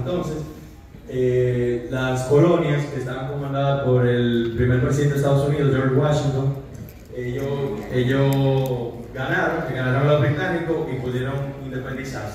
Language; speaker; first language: Spanish; early bilingual, heritage; Spanish